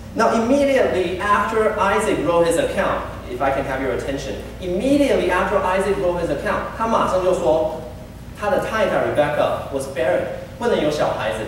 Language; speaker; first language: English; early bilingual, other home language; Chinese